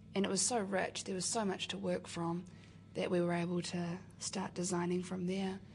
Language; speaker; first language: English; native; English